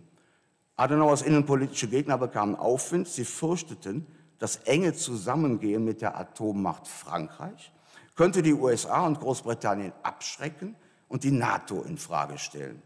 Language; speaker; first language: German; native; German